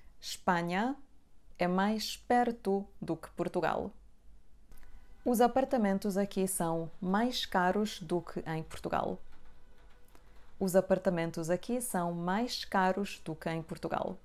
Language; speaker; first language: Portuguese; non-native, fluent; Serbian